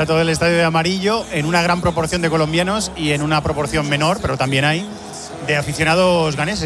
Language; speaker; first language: Spanish; native; Spanish